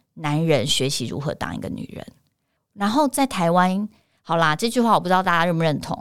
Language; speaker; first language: Chinese; native; Chinese